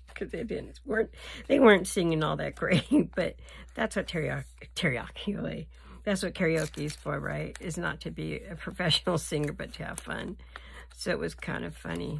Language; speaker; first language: English; native; English